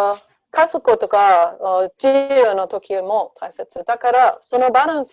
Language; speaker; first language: Japanese; non-native, learner; Danish